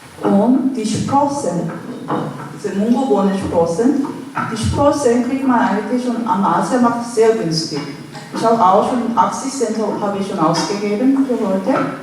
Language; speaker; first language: German; non-native, learner; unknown